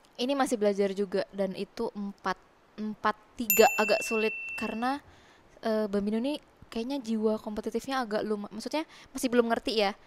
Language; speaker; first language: Indonesian; native; Indonesian